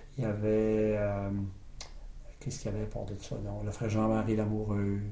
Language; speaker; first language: French; native; French